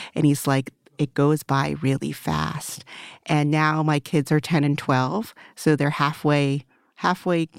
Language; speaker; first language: English; early bilingual, other home language; Chinese